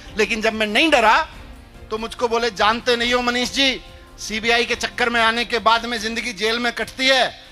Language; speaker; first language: Hindi; native; Hindi